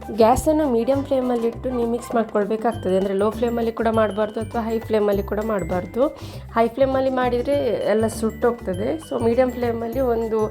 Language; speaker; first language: Kannada; non-native, local second language; Tulu